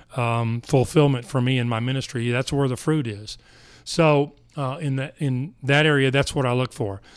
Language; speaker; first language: English; native; English